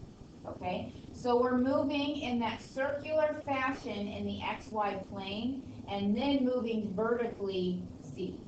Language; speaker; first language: English; native; English